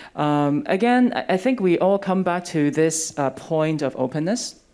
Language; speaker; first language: English; non-native, local second language; Cantonese